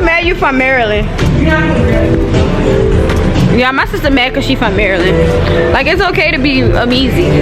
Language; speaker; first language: English; native; English